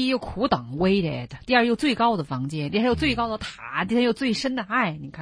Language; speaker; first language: Chinese; native; Chinese